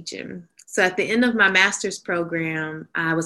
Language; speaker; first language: English; native; English